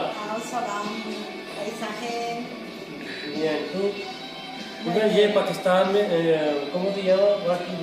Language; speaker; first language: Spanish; non-native, learner; Urdu